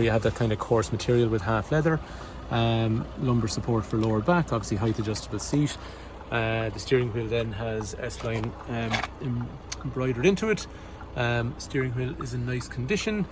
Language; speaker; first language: English; native; English